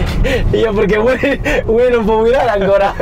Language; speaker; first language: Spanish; native; Spanish